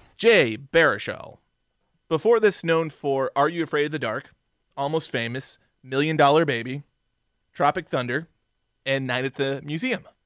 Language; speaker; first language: English; native; English